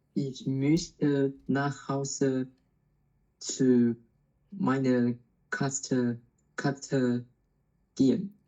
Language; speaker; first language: German; non-native, learner; Chinese